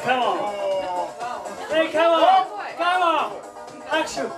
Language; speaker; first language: Japanese; native; Japanese